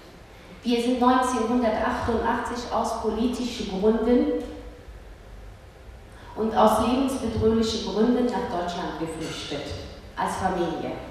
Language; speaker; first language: German; early bilingual, other home language; Kurdish